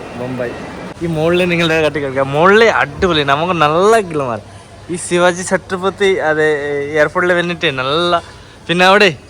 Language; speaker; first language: Malayalam; non-native, learner; Bangla